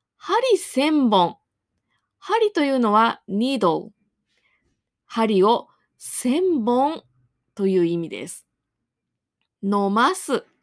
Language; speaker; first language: Japanese; native; Japanese